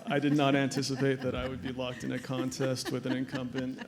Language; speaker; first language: English; native; English